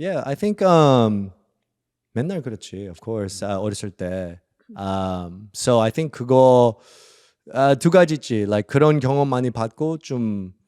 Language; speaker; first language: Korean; early bilingual, heritage; English